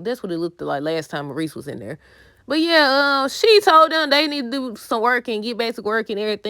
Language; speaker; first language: English; native; English